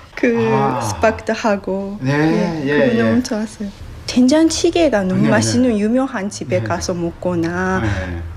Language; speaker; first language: Korean; non-native, fluent; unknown